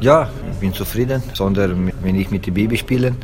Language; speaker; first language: German; non-native, learner; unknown